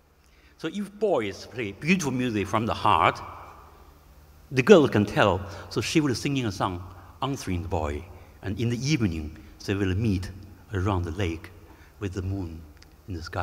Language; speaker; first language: English; non-native, fluent; Chinese